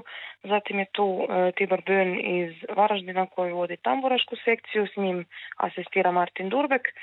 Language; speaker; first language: Serbian; native; Serbian